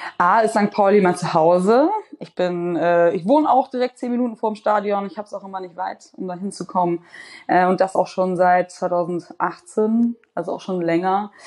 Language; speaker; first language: German; native; German